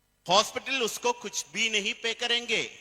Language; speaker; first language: Hindi; non-native, fluent; Bangla